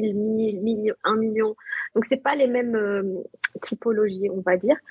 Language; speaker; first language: French; non-native, local second language; Arabic